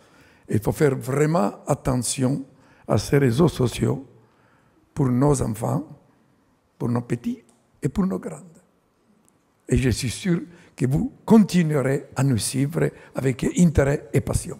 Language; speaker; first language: French; non-native, fluent; Italian